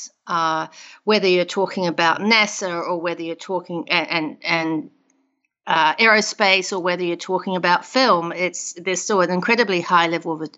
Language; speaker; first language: English; native; English